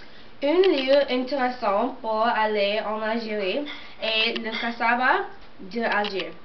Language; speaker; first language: French; non-native, learner; English